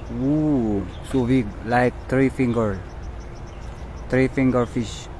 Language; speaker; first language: English; non-native, learner; Filipino